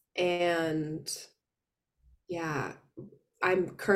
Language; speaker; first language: English; native; English